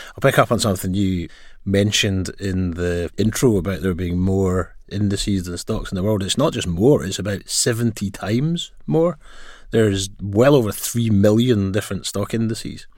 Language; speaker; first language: English; native; English